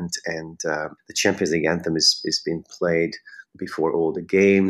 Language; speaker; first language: English; non-native, fluent; Hungarian